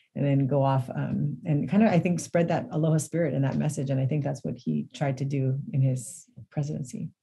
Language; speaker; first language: English; native; English